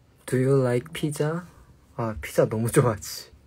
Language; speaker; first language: Korean; native; Korean